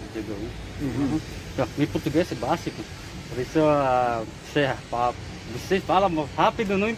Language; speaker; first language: Portuguese; non-native, learner; Filipino